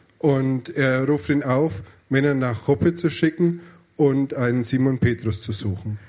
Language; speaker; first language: German; native; German